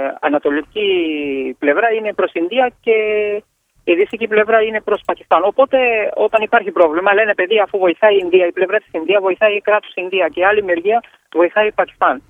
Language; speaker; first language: Greek; non-native, fluent; Kashmiri